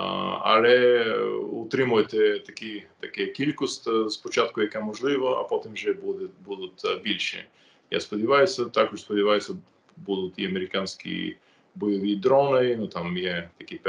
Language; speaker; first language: Ukrainian; non-native, fluent; English